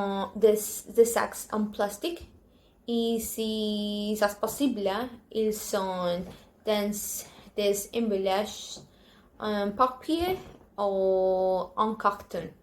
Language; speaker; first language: French; non-native, learner; Spanish